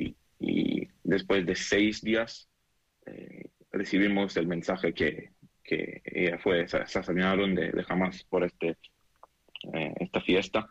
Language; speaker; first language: Spanish; non-native, learner; Hebrew